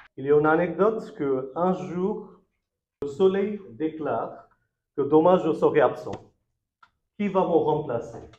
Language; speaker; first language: French; non-native, fluent; Bangla